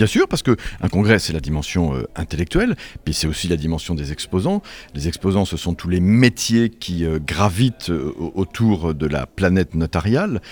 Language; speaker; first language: French; native; French